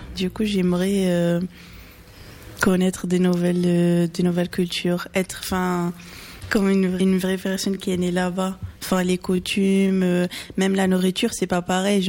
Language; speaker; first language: French; early bilingual, other home language; Portuguese